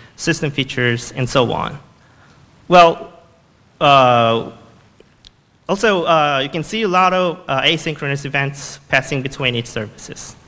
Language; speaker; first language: English; non-native, fluent; Korean